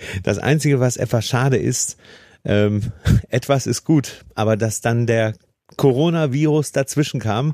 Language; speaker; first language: German; native; German